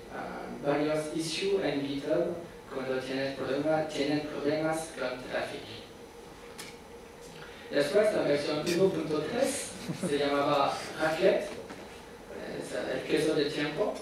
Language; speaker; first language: Spanish; non-native, fluent; French